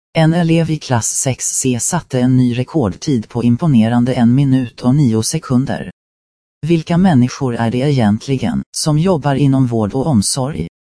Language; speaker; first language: Swedish; native; Swedish